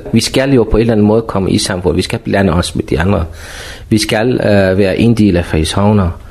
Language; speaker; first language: Danish; non-native, fluent; Persian